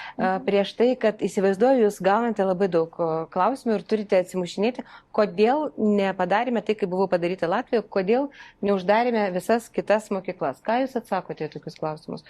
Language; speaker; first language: Lithuanian; non-native, local second language; Russian